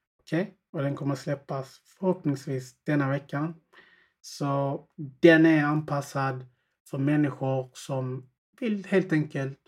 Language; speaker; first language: Swedish; early bilingual, other home language; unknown